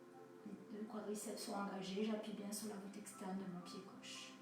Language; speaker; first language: French; native; French